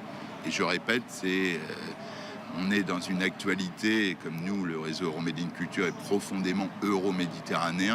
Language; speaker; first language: French; native; French